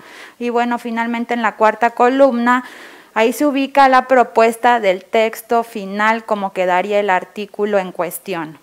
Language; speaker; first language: Spanish; native; Spanish